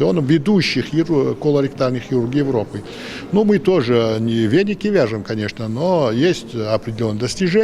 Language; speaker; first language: Russian; native; Russian